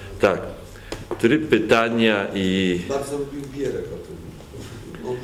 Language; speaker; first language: Polish; non-native, learner; Ukrainian